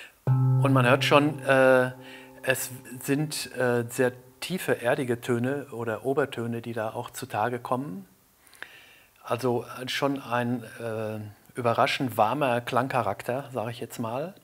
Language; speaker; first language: German; native; German